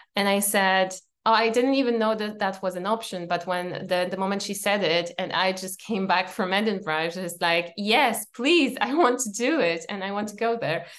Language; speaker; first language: English; non-native, fluent; Polish